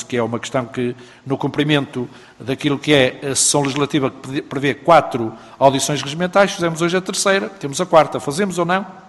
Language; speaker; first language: Portuguese; native; Portuguese